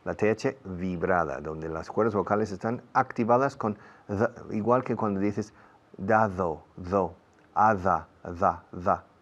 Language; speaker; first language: Spanish; non-native, fluent; English